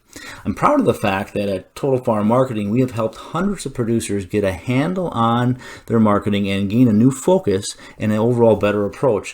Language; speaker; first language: English; native; English